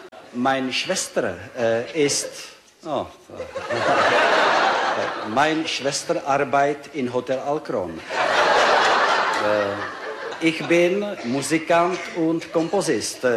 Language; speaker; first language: German; non-native, learner; Czech